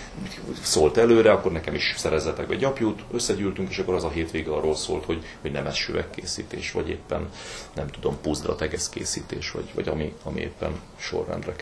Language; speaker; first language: Hungarian; native; Hungarian